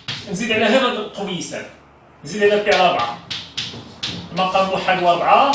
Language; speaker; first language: Arabic; native; Arabic